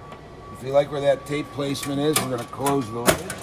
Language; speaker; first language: English; native; English